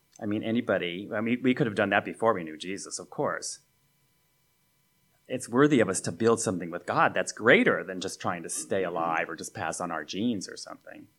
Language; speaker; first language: English; native; English